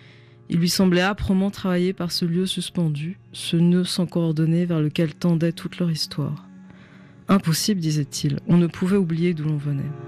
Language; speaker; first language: French; native; French